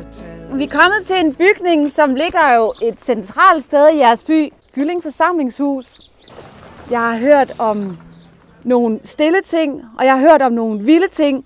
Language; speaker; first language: Danish; native; Danish